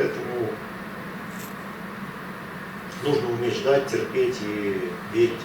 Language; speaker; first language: Russian; native; Russian